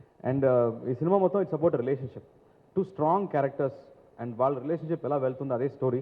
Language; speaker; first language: Telugu; non-native, learner; Tamil